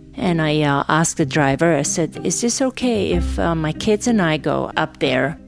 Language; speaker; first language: English; non-native, fluent; Serbian